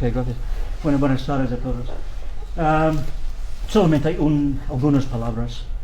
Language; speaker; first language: Spanish; non-native, learner; English